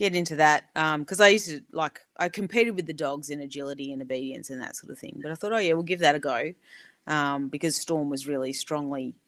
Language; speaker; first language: English; native; English